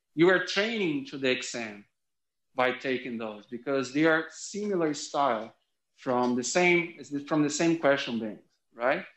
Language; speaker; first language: English; non-native, fluent; Portuguese